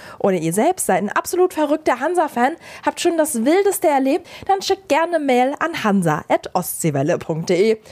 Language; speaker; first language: German; native; German